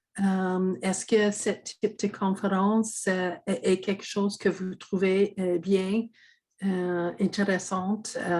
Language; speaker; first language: French; non-native, fluent; English